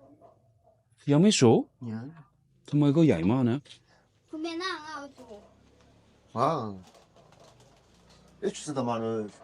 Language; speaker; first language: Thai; non-native, learner; Chinese